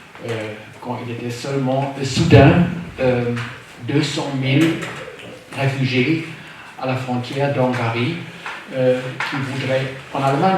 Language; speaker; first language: French; non-native, fluent; German